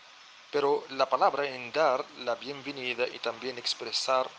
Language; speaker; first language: Spanish; non-native, fluent; Arabic